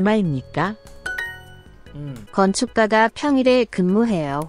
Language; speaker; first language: Korean; non-native, learner; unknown